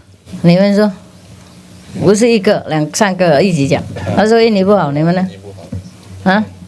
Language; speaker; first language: Chinese; non-native, fluent; Vietnamese